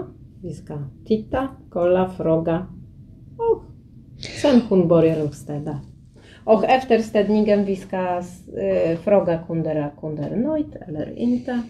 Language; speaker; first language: Swedish; non-native, learner; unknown